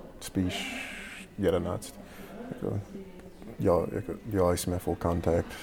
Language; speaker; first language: Czech; non-native, learner; English